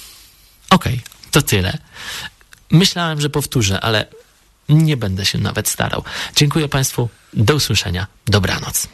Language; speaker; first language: Polish; native; Polish